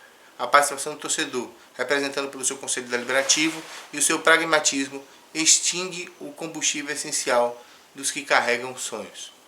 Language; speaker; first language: Portuguese; native; Portuguese